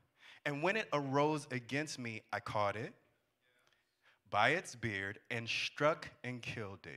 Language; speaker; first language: English; native; English